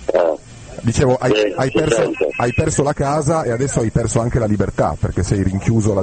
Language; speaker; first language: Italian; native; Italian